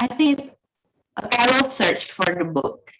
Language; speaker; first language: English; non-native, learner; Indonesian